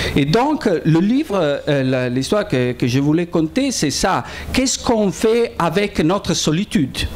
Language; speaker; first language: French; non-native, fluent; Italian